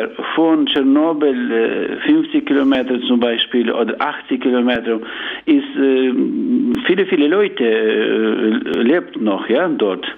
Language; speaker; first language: German; non-native, learner; Ukrainian